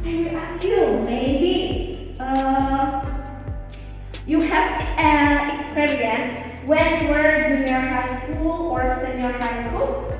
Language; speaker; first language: English; non-native, fluent; Indonesian